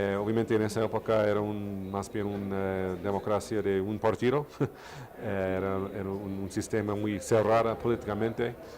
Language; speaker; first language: Spanish; non-native, fluent; English